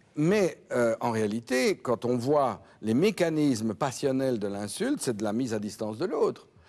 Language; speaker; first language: French; native; French